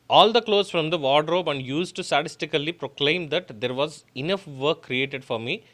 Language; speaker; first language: English; non-native, local second language; Telugu